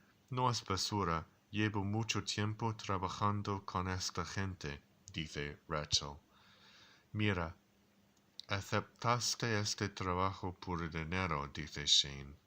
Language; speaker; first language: Spanish; non-native, learner; English